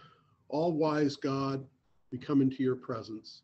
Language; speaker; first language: English; native; English